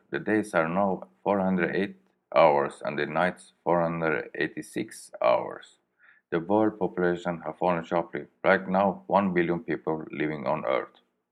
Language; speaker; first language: English; non-native, learner; Swedish